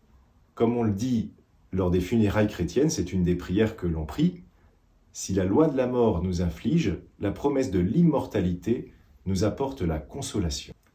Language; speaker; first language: French; native; French